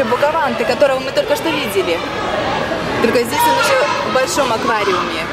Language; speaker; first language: Russian; native; Russian